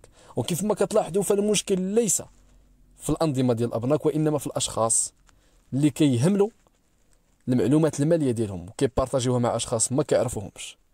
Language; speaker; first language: Arabic; native; Arabic